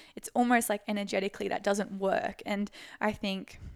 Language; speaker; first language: English; native; English